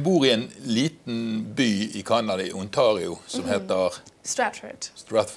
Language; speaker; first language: Norwegian; native; Norwegian